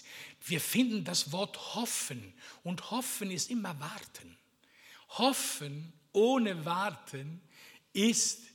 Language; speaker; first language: German; non-native, fluent; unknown